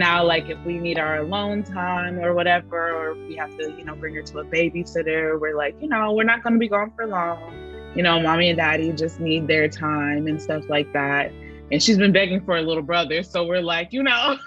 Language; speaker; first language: English; native; English